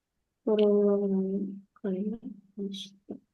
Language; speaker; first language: Japanese; non-native, learner; Indonesian